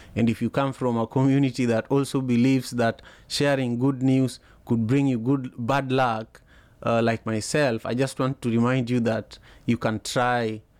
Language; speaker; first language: English; non-native, local second language; Luo (Kenya and Tanzania)